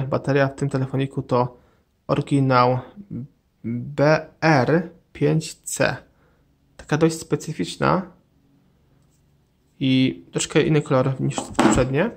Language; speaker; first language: Polish; native; Polish